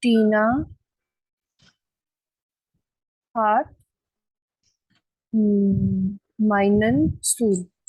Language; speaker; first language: German; non-native, learner; Hindi